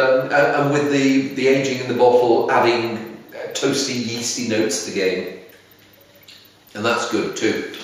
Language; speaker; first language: English; native; English